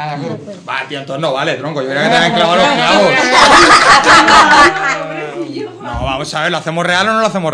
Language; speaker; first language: Spanish; native; Spanish